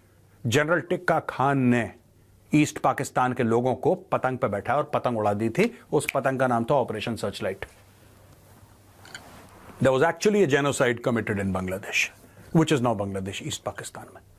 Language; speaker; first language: Hindi; native; Hindi